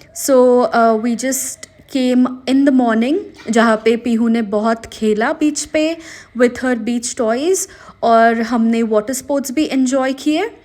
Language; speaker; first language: Hindi; non-native, local second language; Marathi